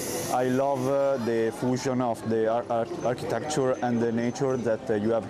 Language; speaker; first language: English; non-native, fluent; Italian